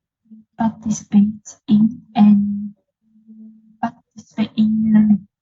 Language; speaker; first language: English; non-native, learner; Vietnamese